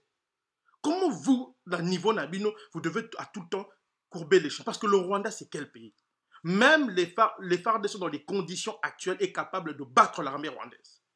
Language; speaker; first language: French; non-native, local second language; Lingala